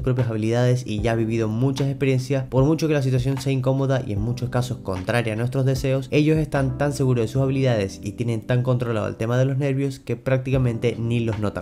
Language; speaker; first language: Spanish; native; Spanish